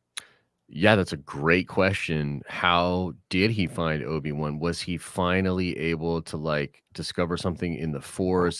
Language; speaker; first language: English; native; English